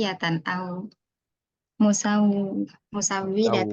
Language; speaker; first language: Arabic; non-native, learner; Indonesian